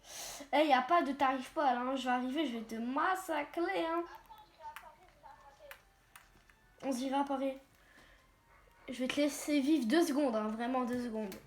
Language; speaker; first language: French; native; French